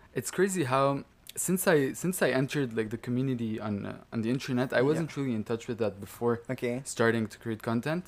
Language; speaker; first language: English; non-native, fluent; Arabic